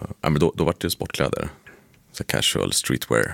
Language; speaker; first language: Swedish; native; Swedish